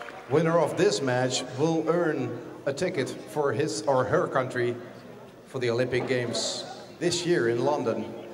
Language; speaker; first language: English; non-native, fluent; Dutch